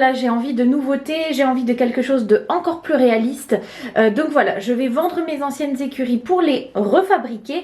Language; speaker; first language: French; native; French